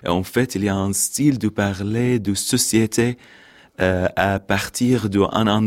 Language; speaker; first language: French; non-native, fluent; Arabic